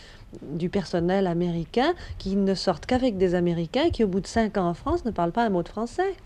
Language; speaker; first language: French; native; French